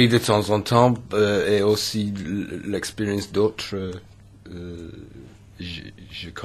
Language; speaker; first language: French; non-native, learner; English